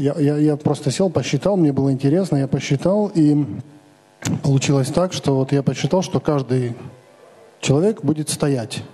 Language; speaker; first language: Russian; native; Russian